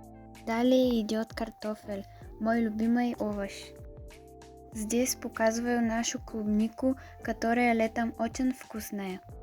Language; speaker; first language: Russian; non-native, learner; Bulgarian